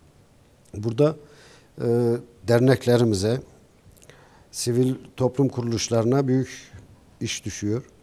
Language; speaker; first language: Turkish; native; Turkish